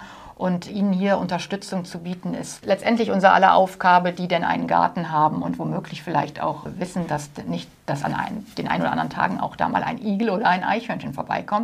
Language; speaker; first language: German; native; German